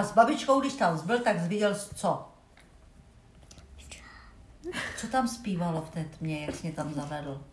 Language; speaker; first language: Czech; native; Czech